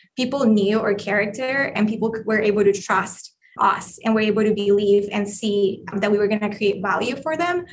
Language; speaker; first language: English; non-native, fluent; Spanish